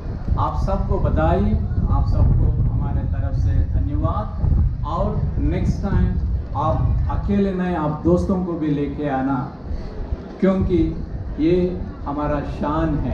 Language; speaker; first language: Hindi; non-native, local second language; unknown